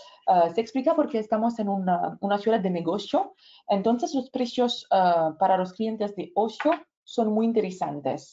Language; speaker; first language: Spanish; non-native, fluent; French